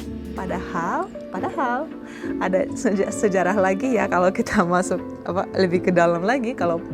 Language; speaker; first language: Indonesian; non-native, fluent; Russian